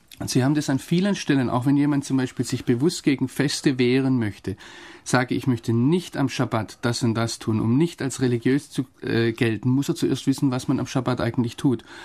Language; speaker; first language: German; native; German